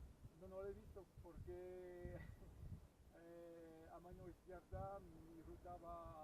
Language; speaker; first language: Spanish; non-native, learner; French